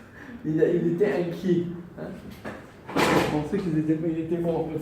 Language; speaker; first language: French; non-native, fluent; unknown